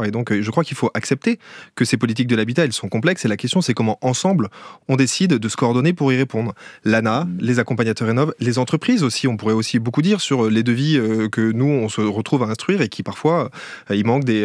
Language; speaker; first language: French; native; French